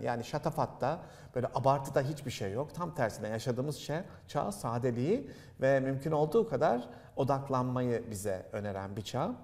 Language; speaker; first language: Turkish; native; Turkish